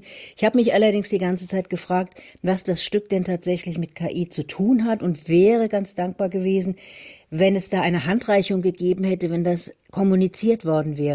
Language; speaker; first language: German; native; German